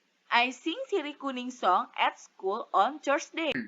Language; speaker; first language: English; non-native, fluent; Indonesian